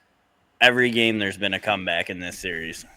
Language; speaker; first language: English; native; English